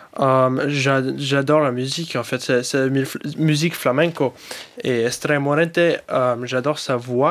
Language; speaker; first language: French; early bilingual, heritage; French